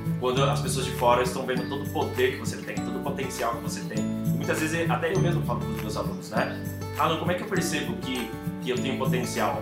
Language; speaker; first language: Portuguese; native; Portuguese